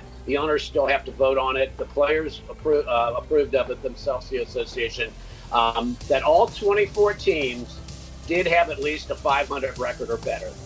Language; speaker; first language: English; native; English